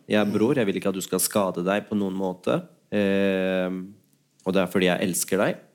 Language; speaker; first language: Norwegian; early bilingual, other home language; Urdu